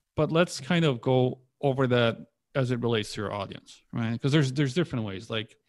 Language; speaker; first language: English; early bilingual, other home language; Polish